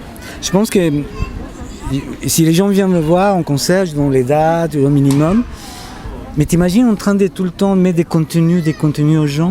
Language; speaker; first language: French; non-native, fluent; Spanish